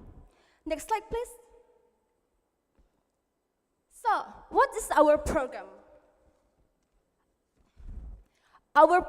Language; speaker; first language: English; non-native, learner; Indonesian